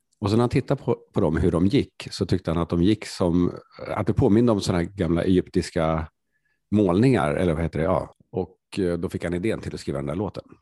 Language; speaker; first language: Swedish; native; Swedish